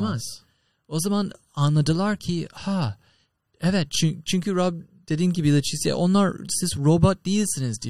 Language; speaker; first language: Turkish; non-native, learner; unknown